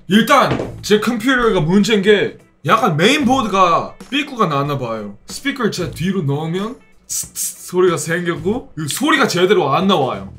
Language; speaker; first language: Korean; non-native, fluent; English